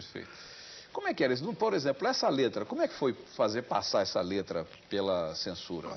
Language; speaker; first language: Portuguese; native; Portuguese